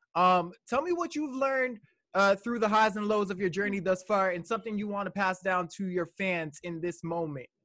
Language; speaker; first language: English; native; English